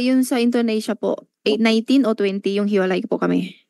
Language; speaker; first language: Filipino; non-native, learner; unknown